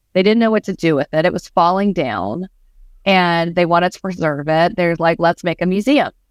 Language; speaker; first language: English; native; English